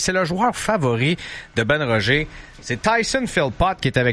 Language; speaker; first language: French; native; French